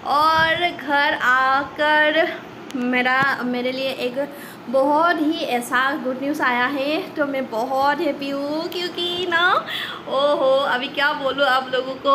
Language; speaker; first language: Hindi; non-native, local second language; Assamese